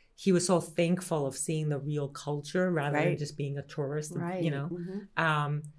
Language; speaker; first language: English; early bilingual, other home language; Greek